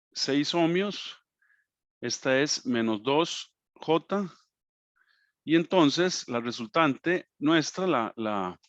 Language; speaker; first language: Spanish; native; Spanish